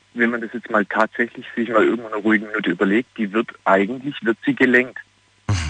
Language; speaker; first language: German; non-native, fluent; Portuguese